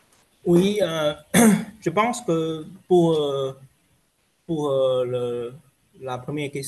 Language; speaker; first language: French; non-native, fluent; Chinese